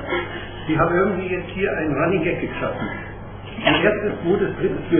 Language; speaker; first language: German; native; German